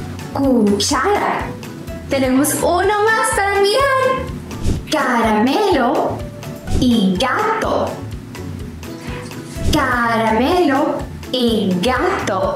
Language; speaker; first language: Spanish; non-native, fluent; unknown